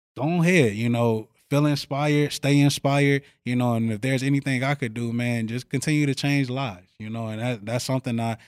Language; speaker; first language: English; native; English